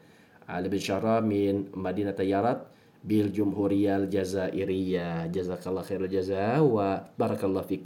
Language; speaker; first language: Arabic; non-native, fluent; Indonesian